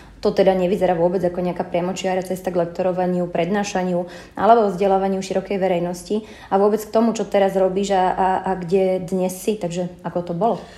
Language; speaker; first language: Slovak; native; Slovak